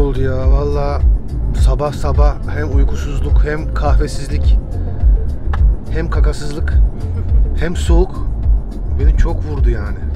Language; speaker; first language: Turkish; native; Turkish